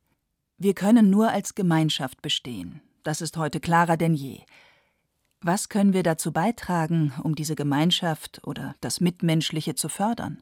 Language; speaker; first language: German; native; German